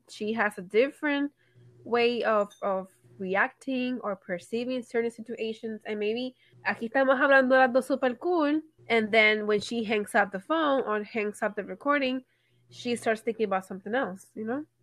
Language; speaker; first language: English; non-native, local second language; Spanish